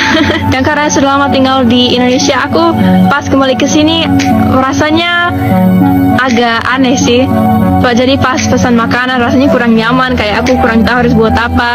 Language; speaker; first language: Indonesian; early bilingual, other home language; English